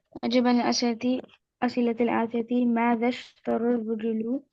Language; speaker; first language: Arabic; non-native, learner; Urdu